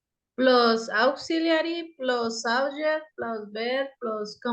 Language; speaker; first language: English; non-native, learner; Spanish